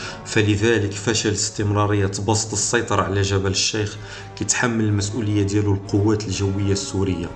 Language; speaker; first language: Arabic; native; Arabic